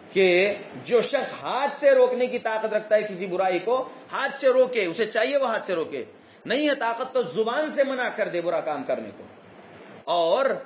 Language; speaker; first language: Urdu; native; Urdu